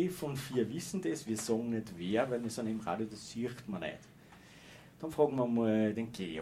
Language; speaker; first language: German; native; German